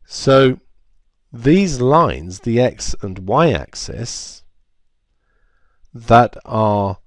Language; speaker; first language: English; native; English